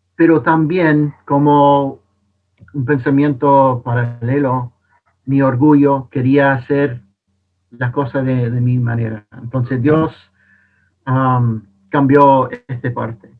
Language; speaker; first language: Spanish; non-native, fluent; English